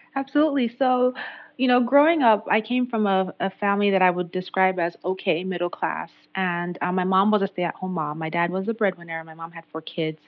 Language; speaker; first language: English; non-native, local second language; Yoruba